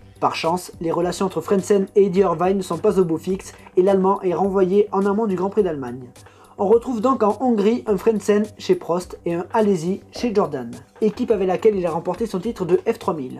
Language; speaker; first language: French; native; French